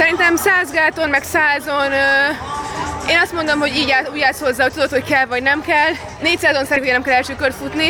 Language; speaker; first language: Hungarian; native; Hungarian